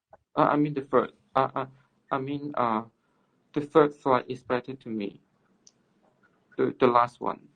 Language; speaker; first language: English; non-native, learner; Cantonese